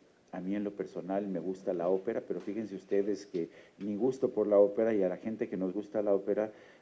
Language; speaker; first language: Spanish; native; Spanish